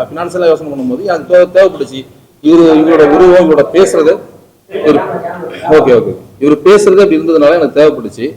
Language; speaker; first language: Tamil; native; Tamil